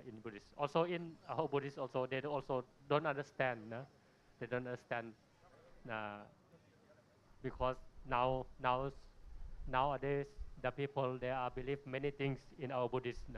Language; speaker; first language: English; non-native, learner; Thai